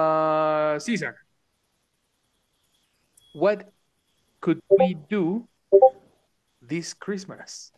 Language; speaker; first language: English; non-native, fluent; Spanish